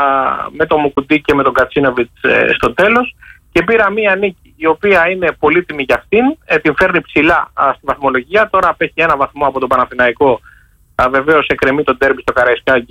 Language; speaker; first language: Greek; native; Greek